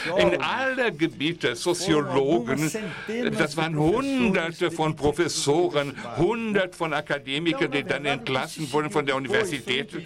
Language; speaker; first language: German; non-native, fluent; Portuguese